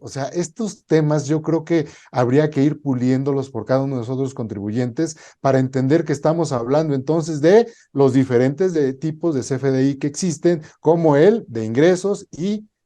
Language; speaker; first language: Spanish; native; Spanish